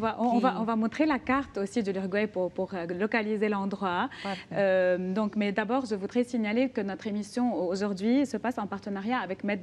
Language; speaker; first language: French; non-native, local second language; Arabic